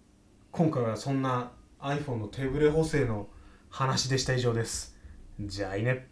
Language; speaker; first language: Japanese; native; Japanese